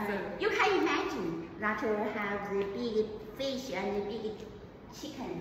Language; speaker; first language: English; non-native, learner; Chinese